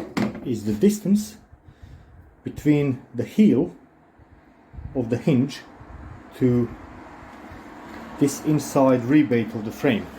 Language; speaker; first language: English; non-native, fluent; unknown